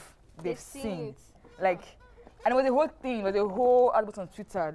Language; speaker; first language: English; non-native, local second language; Igbo